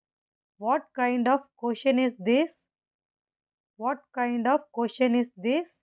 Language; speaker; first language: English; non-native, local second language; Tamil